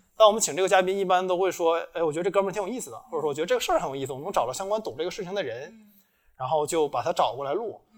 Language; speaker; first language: Chinese; native; Chinese